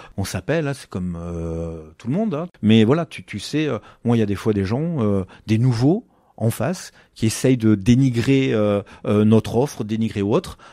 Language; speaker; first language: French; native; French